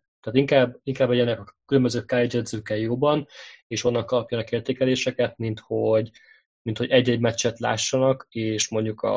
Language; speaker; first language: Hungarian; native; Hungarian